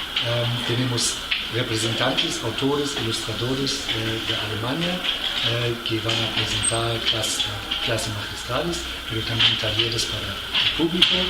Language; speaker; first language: Spanish; non-native, fluent; German